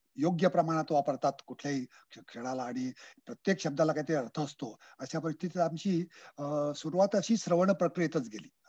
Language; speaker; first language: Marathi; native; Marathi